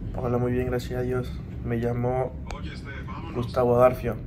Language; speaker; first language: Spanish; native; Spanish